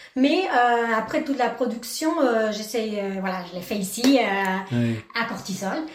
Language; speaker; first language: French; non-native, fluent; Spanish